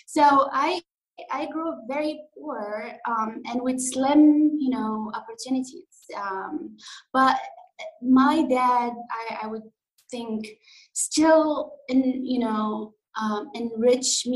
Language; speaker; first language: English; non-native, fluent; Arabic